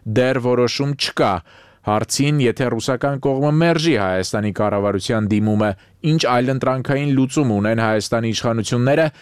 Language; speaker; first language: Armenian; native; Armenian